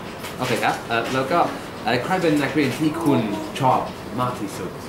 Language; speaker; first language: Thai; native; Thai